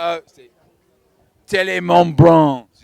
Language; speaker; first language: French; non-native, learner; English